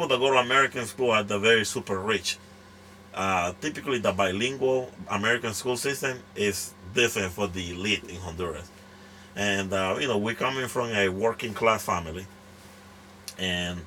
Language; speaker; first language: English; non-native, fluent; Spanish